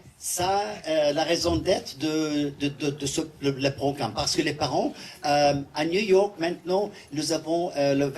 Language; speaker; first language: French; non-native, learner; English